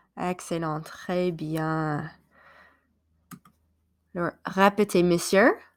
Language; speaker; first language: French; non-native, fluent; English